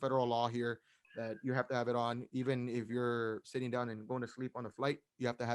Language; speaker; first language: English; native; English